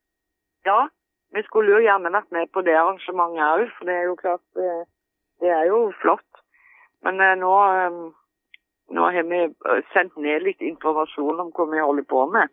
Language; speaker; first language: Norwegian; native; Norwegian